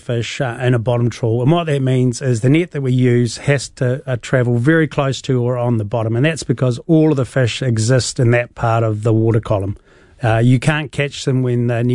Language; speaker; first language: English; native; English